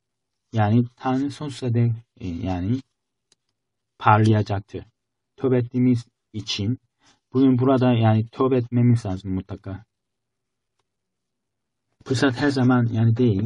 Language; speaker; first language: Turkish; non-native, fluent; Korean